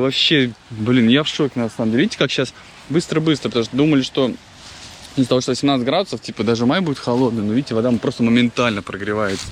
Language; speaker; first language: Russian; native; Russian